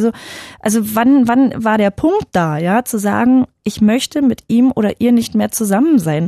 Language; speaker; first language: German; native; German